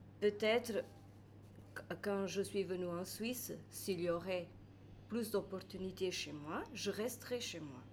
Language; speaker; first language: French; non-native, learner; Portuguese